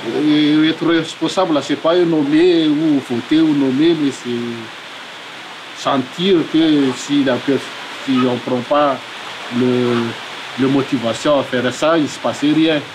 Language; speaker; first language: French; non-native, local second language; Malagasy